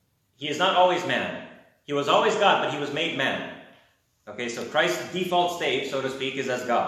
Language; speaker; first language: English; native; English